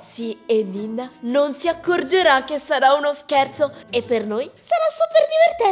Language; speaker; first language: Italian; native; Italian